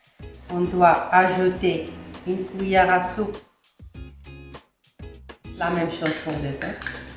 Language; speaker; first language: French; non-native, learner; Arabic